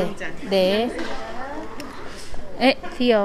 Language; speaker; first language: Korean; non-native, fluent; Chinese